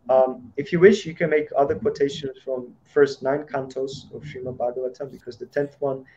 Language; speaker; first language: English; non-native, fluent; Slovak